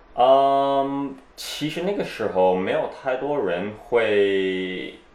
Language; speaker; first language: Chinese; early bilingual, heritage; Chinese